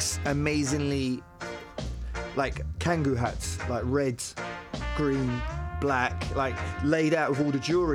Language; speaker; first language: English; native; English